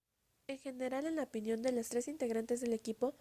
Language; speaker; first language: Spanish; native; Spanish